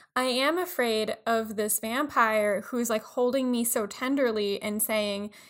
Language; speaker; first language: English; native; English